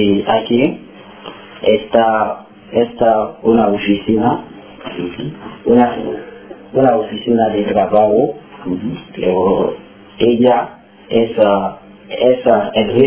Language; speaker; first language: Spanish; non-native, learner; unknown